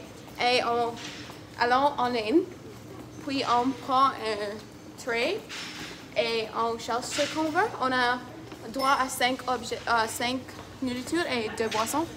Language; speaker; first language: French; non-native, learner; English